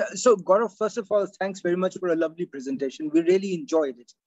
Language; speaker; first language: English; non-native, local second language; Hindi